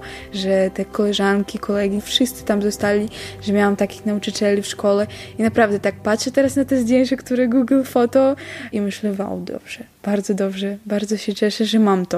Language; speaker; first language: Polish; non-native, learner; Ukrainian